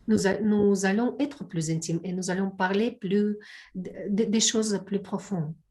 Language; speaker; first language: French; non-native, learner; Russian